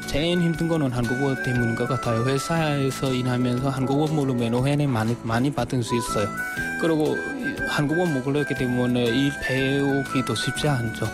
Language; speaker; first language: Korean; non-native, learner; Vietnamese